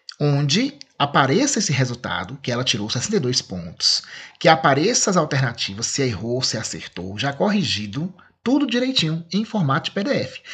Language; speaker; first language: Portuguese; native; Portuguese